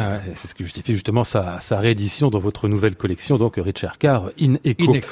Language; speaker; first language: French; native; French